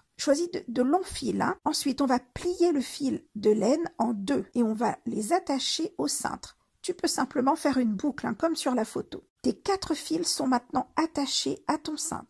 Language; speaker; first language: French; native; French